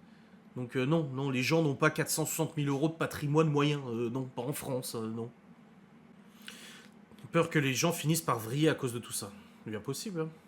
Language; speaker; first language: French; native; French